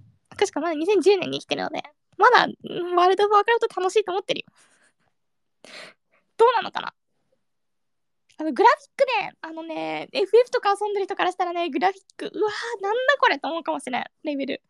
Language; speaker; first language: Japanese; early bilingual, heritage; Japanese